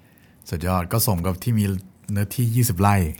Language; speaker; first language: Thai; native; Thai